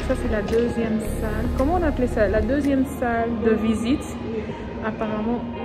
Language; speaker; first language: French; non-native, local second language; Lingala